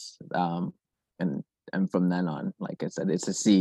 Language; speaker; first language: English; native; English